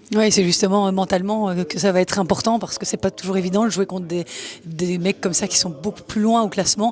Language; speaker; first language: French; native; French